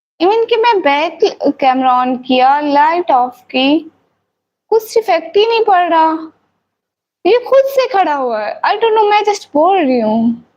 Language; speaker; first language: Urdu; non-native, local second language; Punjabi